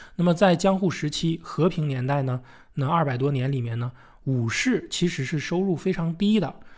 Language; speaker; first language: Chinese; native; Chinese